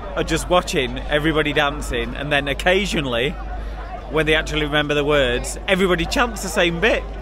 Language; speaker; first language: English; native; English